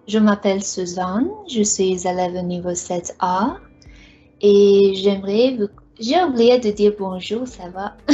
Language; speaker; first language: French; non-native, fluent; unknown